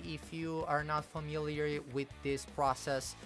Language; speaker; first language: English; non-native, fluent; Portuguese